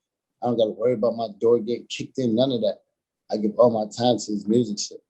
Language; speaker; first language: English; native; English